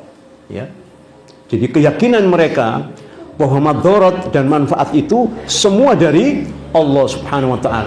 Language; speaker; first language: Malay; non-native, local second language; Javanese